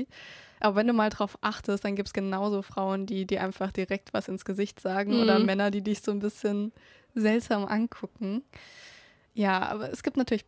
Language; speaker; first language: German; native; German